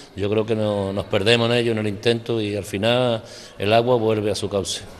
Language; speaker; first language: Spanish; native; Spanish